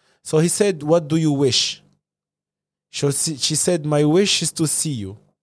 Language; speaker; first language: English; non-native, fluent; Arabic